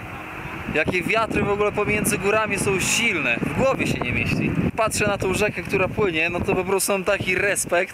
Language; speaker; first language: Polish; native; Polish